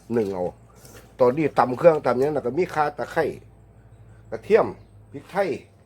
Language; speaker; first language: Thai; native; Thai